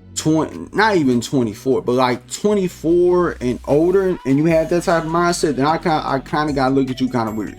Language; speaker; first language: English; native; English